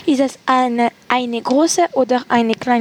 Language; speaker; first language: German; non-native, learner; French